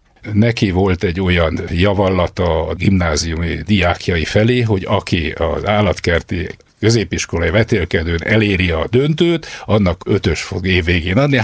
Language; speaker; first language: Hungarian; native; Hungarian